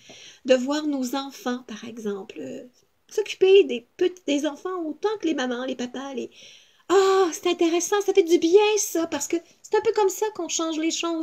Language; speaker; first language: French; native; French